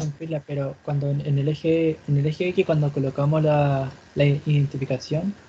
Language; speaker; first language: Spanish; native; Spanish